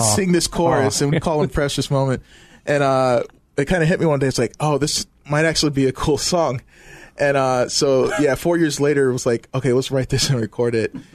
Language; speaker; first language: English; native; English